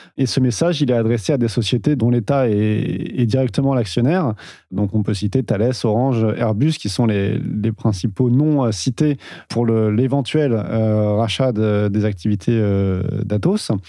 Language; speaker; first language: French; native; French